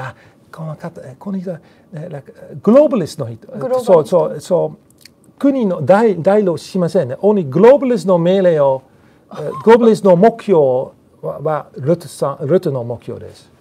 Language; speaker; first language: Japanese; non-native, learner; Dutch